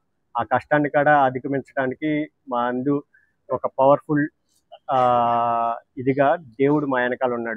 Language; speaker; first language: Telugu; native; Telugu